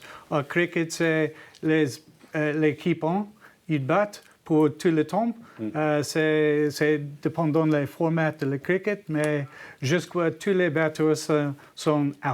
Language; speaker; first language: French; non-native, learner; English